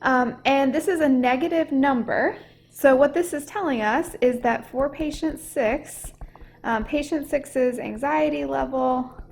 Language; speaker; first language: English; native; English